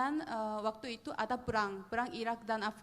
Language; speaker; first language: Indonesian; non-native, fluent; Korean